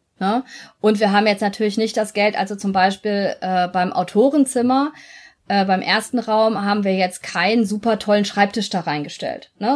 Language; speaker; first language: German; native; German